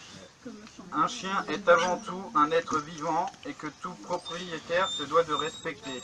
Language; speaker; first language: French; native; French